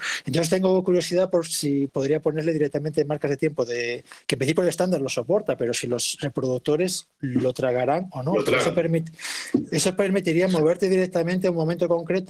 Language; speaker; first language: Spanish; native; Spanish